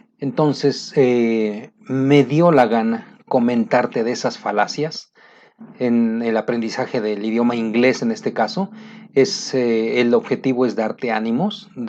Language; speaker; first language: Spanish; native; Spanish